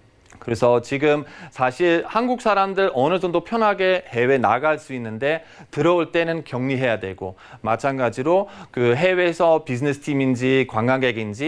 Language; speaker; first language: Korean; non-native, fluent; German